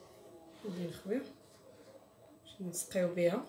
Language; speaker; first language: Arabic; native; Arabic